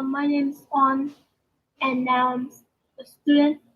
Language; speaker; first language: English; non-native, learner; Vietnamese